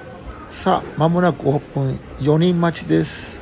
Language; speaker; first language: Japanese; native; Japanese